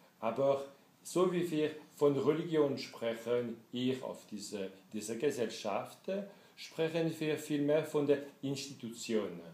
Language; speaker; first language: German; non-native, fluent; French